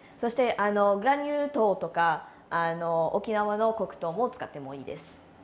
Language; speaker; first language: Japanese; non-native, fluent; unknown